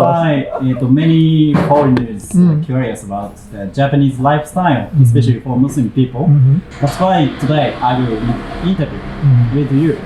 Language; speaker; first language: English; non-native, learner; Japanese